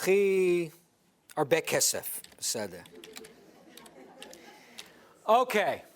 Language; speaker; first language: Hebrew; non-native, fluent; English